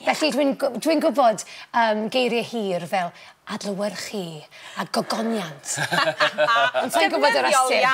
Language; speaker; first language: Welsh; non-native, local second language; English